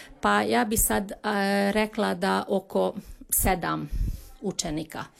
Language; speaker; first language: Croatian; early bilingual, heritage; Croatian